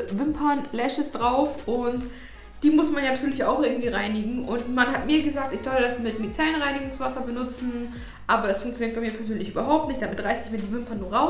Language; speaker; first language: German; native; German